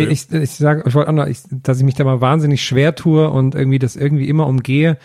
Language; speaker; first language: German; native; German